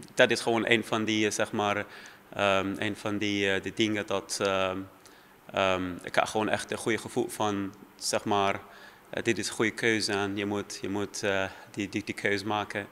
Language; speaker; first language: Dutch; non-native, fluent; Persian